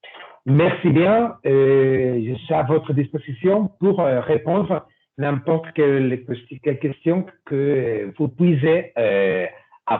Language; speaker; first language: French; non-native, fluent; Spanish